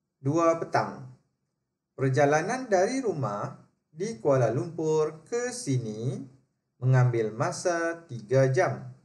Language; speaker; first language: Malay; native; Malay